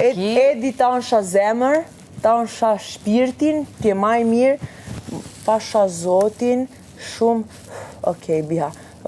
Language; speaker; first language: Albanian; non-native, learner; Italian